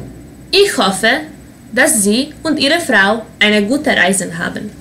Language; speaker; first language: German; non-native, fluent; Serbian